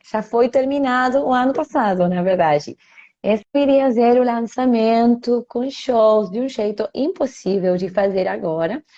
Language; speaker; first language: Portuguese; non-native, fluent; Spanish